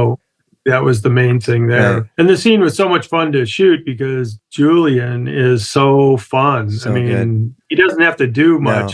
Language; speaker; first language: English; native; English